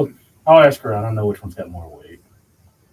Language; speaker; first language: English; native; English